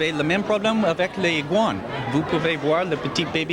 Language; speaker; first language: French; non-native, learner; English